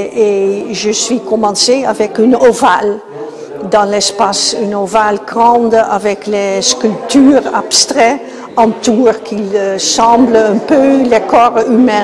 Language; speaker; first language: French; non-native, learner; Spanish